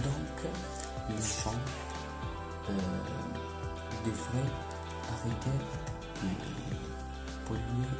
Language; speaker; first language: French; non-native, learner; Italian